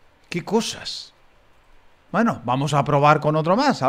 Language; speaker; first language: Spanish; native; Spanish